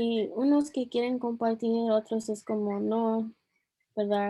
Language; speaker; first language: Spanish; early bilingual, heritage; Spanish